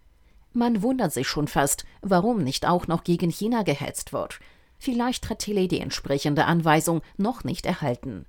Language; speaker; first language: German; native; German